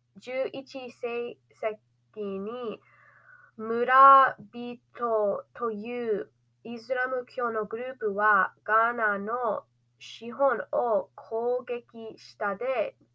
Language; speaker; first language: Japanese; non-native, learner; English